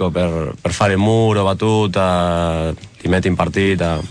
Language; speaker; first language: Italian; non-native, fluent; Spanish